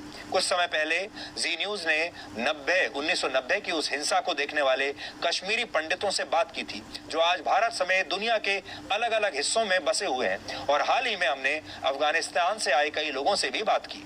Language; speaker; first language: Hindi; native; Hindi